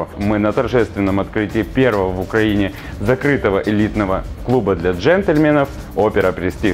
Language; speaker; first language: Russian; native; Russian